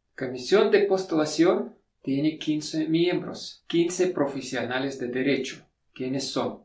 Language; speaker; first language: Spanish; non-native, fluent; Russian